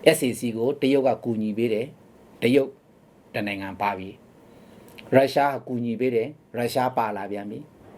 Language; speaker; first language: Burmese; non-native, local second language; Shan